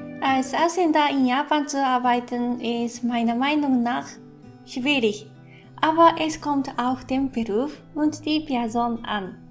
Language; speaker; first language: German; non-native, fluent; Japanese